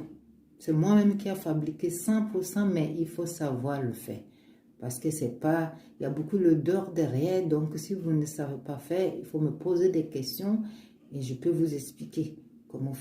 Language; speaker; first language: French; non-native, learner; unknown